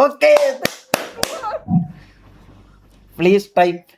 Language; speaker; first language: English; non-native, learner; Malayalam